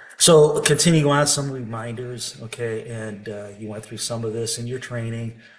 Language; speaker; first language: English; native; English